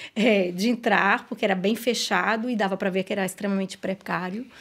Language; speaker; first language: Portuguese; non-native, fluent; English